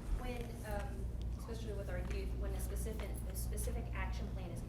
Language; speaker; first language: English; native; English